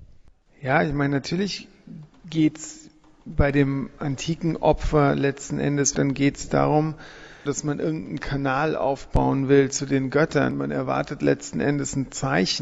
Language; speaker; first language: German; native; German